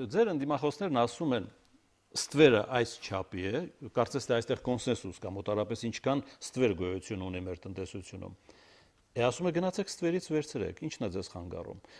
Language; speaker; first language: Armenian; native; Armenian